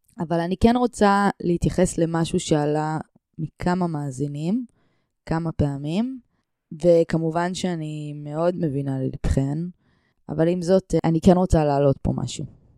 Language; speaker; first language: Hebrew; native; Hebrew